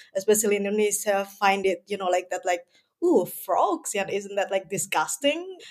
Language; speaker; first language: English; non-native, fluent; Indonesian